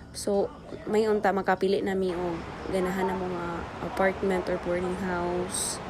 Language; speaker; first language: Cebuano; native; Cebuano